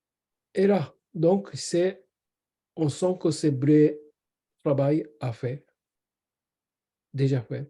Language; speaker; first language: French; non-native, learner; Japanese